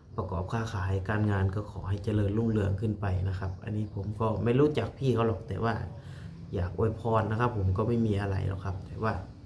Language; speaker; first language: Thai; native; Thai